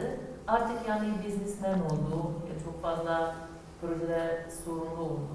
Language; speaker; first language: Turkish; non-native, learner; Arabic